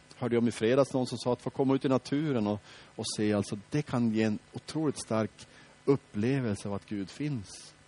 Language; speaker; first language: Swedish; native; Swedish